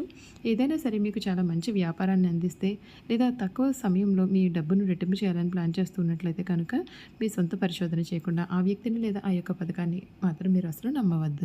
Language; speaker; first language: Telugu; native; Telugu